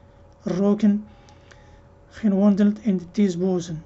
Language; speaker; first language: Dutch; non-native, learner; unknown